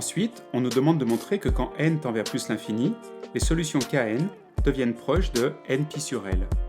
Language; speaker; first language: French; native; French